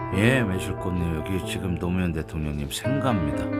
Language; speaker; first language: Korean; native; Korean